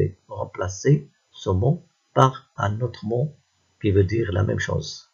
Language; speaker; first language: French; non-native, local second language; Arabic